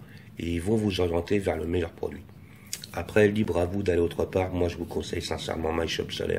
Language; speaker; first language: French; native; French